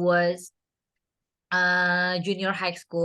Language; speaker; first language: English; non-native, learner; Indonesian